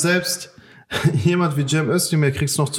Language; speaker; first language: German; native; German